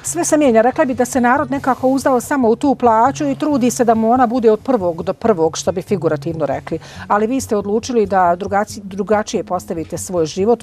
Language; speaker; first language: Croatian; native; Croatian